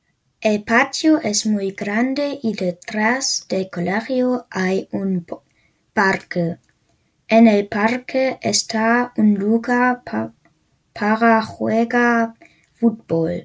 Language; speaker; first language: Spanish; non-native, learner; German